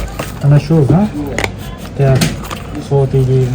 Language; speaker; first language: Arabic; non-native, learner; Bangla